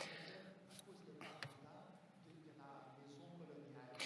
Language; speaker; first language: French; non-native, fluent; Portuguese